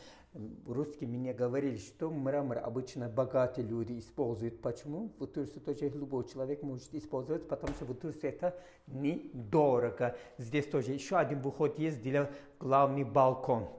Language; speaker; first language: Russian; non-native, learner; Turkish